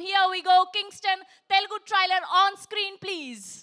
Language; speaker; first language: Telugu; native; Telugu